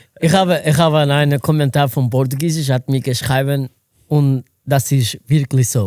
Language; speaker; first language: German; non-native, learner; Portuguese